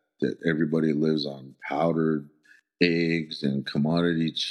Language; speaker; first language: English; early bilingual, other home language; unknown